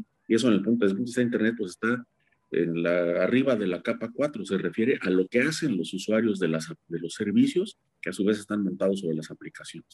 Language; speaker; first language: Spanish; native; Spanish